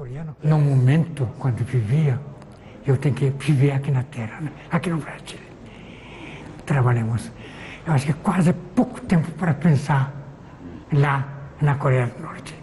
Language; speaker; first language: Portuguese; non-native, fluent; Korean